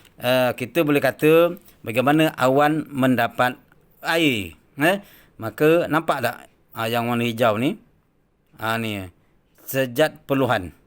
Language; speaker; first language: Malay; native; Malay